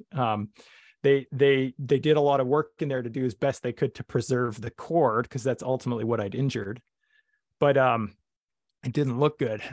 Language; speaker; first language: English; native; English